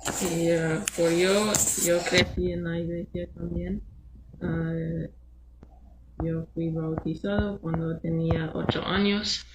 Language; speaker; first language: Spanish; non-native, learner; English